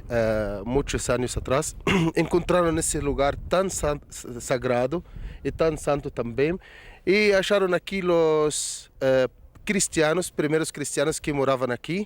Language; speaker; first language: Portuguese; non-native, fluent; Arabic